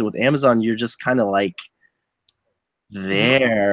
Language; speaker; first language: English; native; English